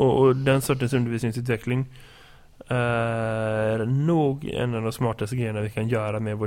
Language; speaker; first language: Swedish; native; Swedish